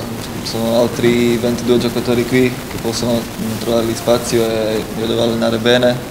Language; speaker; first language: Italian; non-native, fluent; Slovak